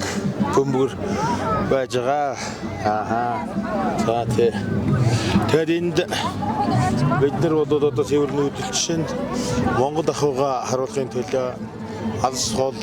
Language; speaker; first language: Mongolian; non-native, local second language; Kazakh